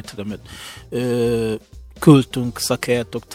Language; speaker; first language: Hungarian; non-native, fluent; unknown